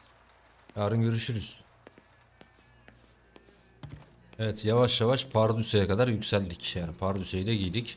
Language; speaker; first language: Turkish; native; Turkish